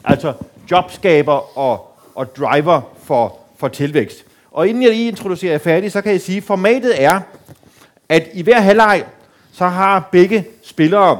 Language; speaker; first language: Danish; native; Danish